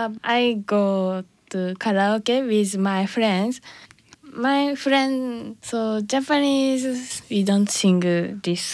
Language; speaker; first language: English; non-native, learner; Japanese